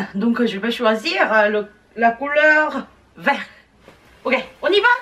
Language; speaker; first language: French; non-native, learner; Japanese